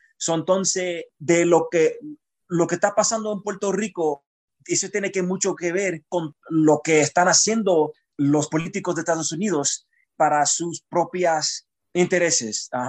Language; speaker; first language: Spanish; early bilingual, heritage; Spanish